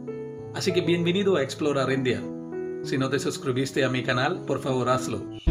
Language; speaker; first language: Spanish; non-native, learner; Malayalam